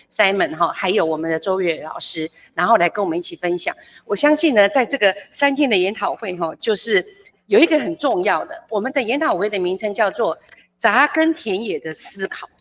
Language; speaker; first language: Chinese; native; Chinese